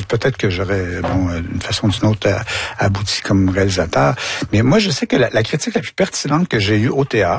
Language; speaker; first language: French; native; French